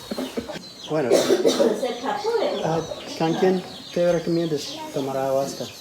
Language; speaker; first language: Spanish; non-native, learner; English